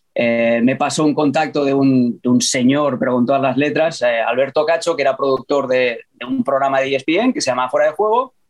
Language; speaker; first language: Spanish; native; Spanish